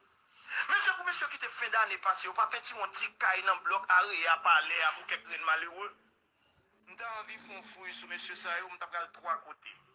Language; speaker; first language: Haitian Creole; native; Haitian Creole